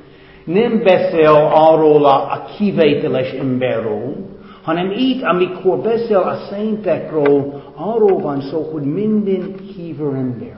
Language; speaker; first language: Hungarian; non-native, fluent; English